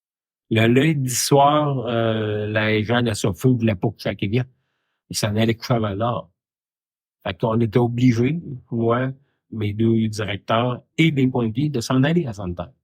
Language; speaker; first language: French; native; French